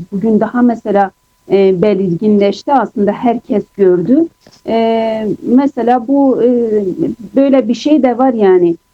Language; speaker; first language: Turkish; non-native, fluent; Kurdish